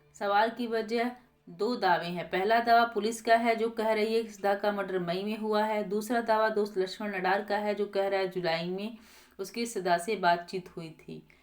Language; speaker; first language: Hindi; native; Hindi